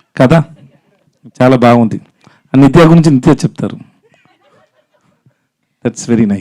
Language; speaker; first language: Telugu; non-native, learner; Tamil